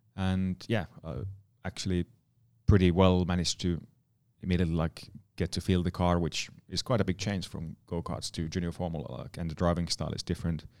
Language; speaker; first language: English; non-native, fluent; Finnish